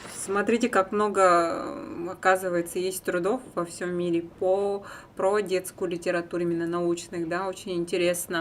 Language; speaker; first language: Russian; native; Russian